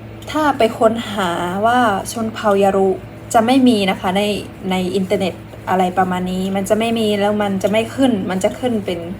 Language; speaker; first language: Thai; non-native, fluent; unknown